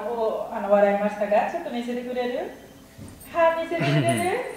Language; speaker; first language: Japanese; non-native, fluent; Bangla